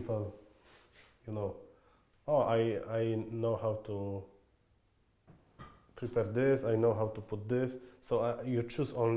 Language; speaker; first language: English; non-native, fluent; Polish